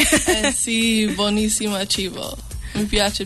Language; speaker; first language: Italian; non-native, learner; English